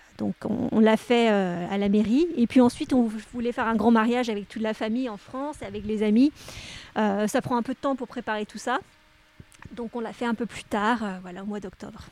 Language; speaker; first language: French; native; French